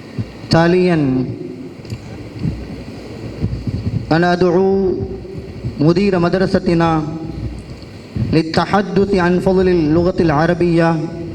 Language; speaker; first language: Arabic; non-native, fluent; Tamil